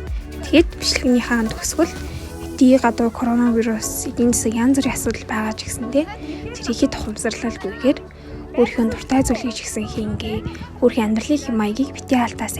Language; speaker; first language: Mongolian; native; Mongolian